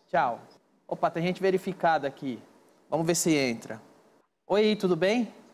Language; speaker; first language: Portuguese; native; Portuguese